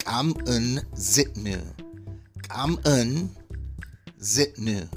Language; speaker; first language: Vietnamese; non-native, learner; English